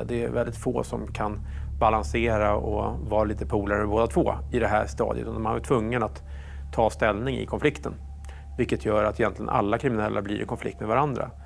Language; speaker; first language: Swedish; native; Swedish